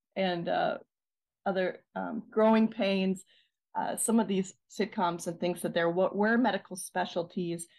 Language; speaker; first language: English; native; English